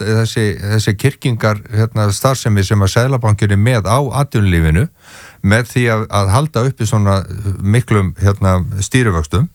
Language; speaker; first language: Icelandic; native; Icelandic